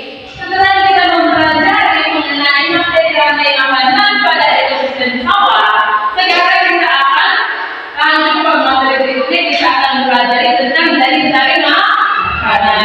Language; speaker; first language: Indonesian; native; Indonesian